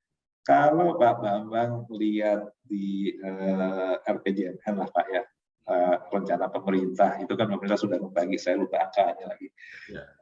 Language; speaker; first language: Indonesian; native; Indonesian